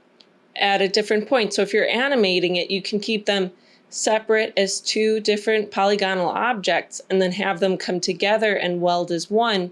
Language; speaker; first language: English; native; English